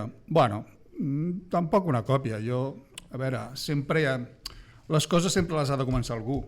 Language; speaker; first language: Catalan; native; Catalan